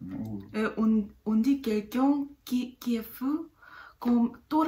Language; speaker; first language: French; non-native, learner; Korean